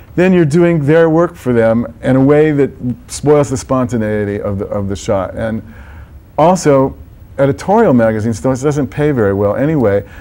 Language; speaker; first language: English; native; English